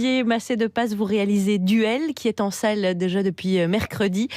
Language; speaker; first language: French; native; French